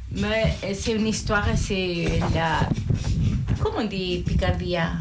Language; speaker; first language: French; non-native, learner; Spanish